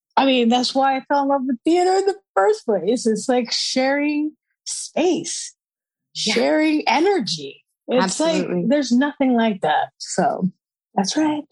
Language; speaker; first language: English; non-native, fluent; Spanish